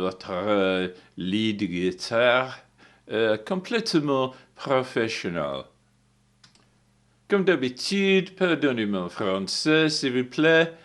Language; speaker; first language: French; non-native, learner; English